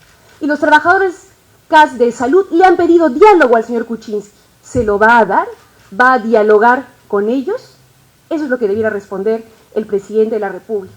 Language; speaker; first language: Spanish; native; Spanish